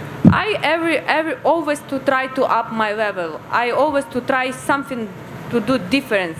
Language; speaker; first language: English; non-native, learner; Ukrainian